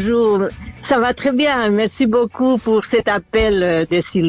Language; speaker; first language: French; non-native, fluent; Spanish